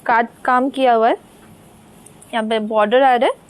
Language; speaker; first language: Hindi; non-native, local second language; Bangla